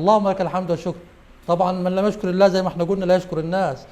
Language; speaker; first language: Arabic; native; Arabic